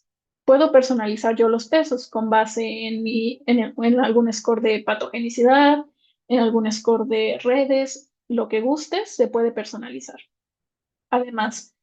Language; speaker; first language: Spanish; native; Spanish